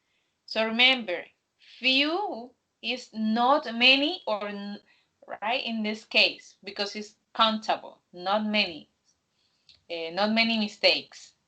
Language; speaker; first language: English; non-native, fluent; Spanish